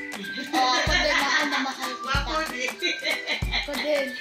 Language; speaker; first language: Filipino; non-native, learner; Spanish